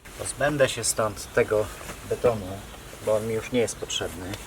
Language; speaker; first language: Polish; native; Polish